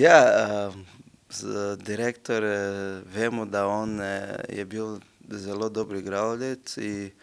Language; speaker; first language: Slovenian; non-native, learner; Portuguese